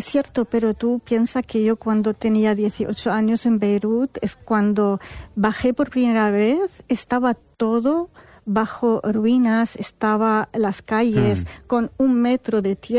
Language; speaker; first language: Spanish; non-native, fluent; Arabic